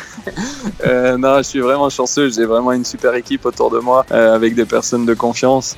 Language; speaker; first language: French; native; French